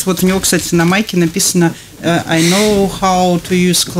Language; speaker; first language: Russian; native; Russian